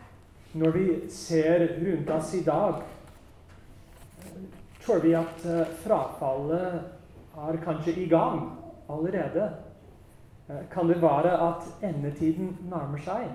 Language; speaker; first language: Norwegian; non-native, fluent; English